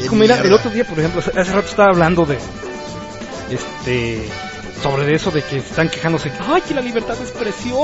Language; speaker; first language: Spanish; native; Spanish